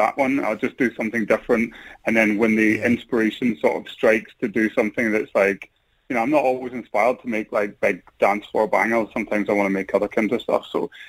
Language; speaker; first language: English; native; English